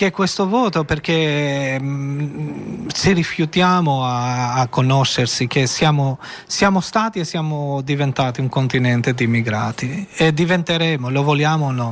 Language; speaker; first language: Italian; non-native, fluent; Albanian